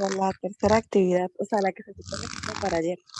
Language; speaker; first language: Spanish; native; Spanish